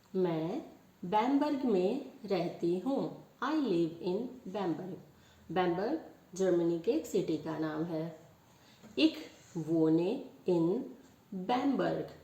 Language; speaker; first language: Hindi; native; Hindi